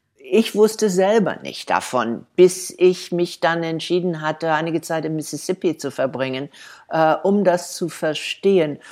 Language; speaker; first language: German; non-native, fluent; English